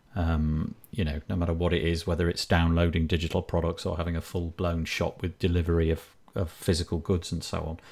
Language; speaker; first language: English; native; English